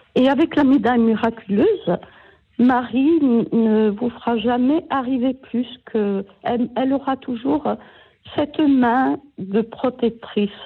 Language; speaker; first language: French; native; French